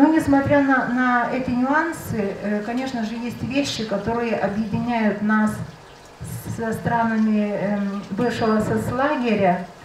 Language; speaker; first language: Russian; non-native, local second language; Lithuanian